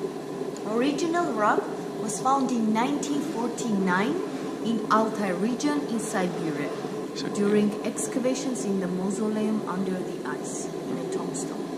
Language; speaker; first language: English; non-native, fluent; Armenian